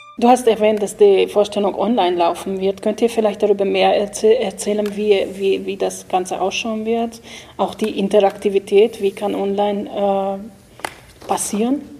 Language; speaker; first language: German; non-native, fluent; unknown